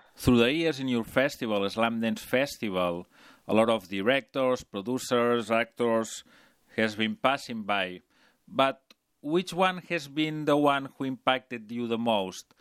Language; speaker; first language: English; non-native, fluent; Spanish